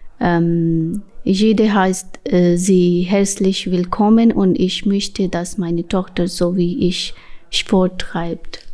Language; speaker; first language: German; non-native, learner; Urdu